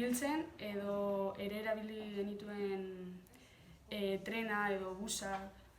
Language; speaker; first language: Basque; non-native, local second language; Spanish